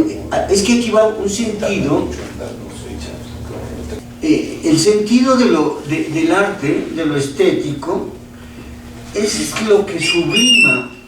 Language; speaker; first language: Spanish; native; Spanish